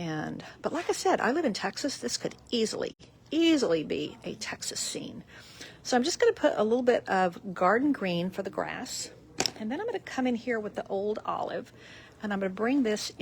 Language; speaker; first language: English; native; English